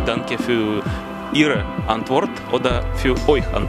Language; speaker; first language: German; non-native, learner; Russian